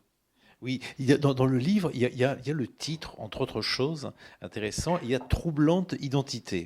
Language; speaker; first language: French; native; French